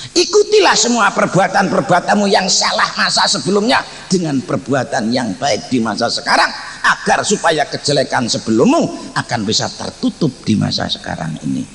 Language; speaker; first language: Indonesian; non-native, local second language; Javanese